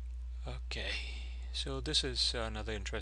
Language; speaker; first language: English; native; English